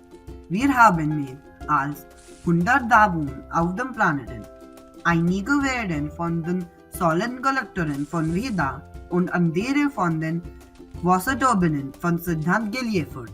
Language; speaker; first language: German; non-native, learner; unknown